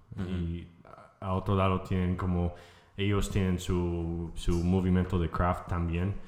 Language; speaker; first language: Spanish; non-native, fluent; English